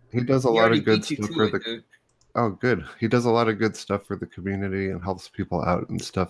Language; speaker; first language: English; native; English